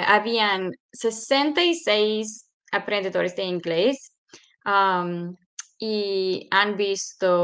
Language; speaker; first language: Spanish; non-native, fluent; English